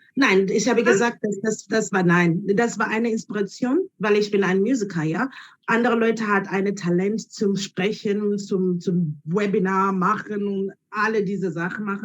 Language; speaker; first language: German; non-native, learner; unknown